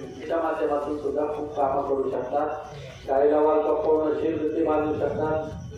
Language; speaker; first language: Marathi; native; Marathi